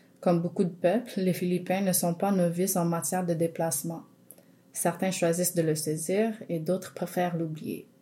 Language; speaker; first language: French; non-native, local second language; English